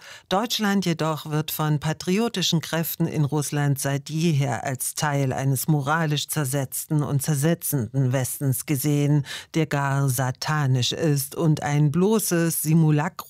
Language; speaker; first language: German; native; German